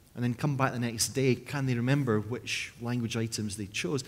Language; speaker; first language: English; native; English